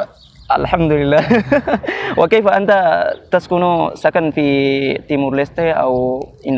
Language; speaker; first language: Arabic; non-native, learner; Indonesian